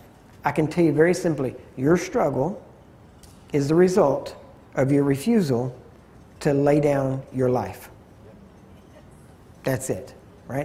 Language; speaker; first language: English; native; English